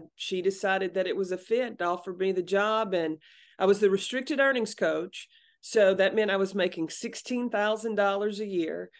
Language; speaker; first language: English; native; English